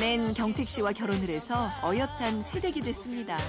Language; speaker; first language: Korean; native; Korean